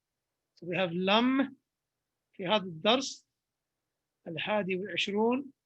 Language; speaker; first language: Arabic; non-native, fluent; English